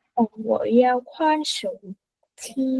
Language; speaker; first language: Chinese; non-native, learner; Vietnamese